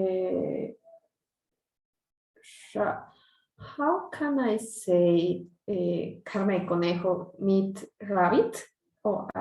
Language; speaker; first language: English; non-native, learner; Spanish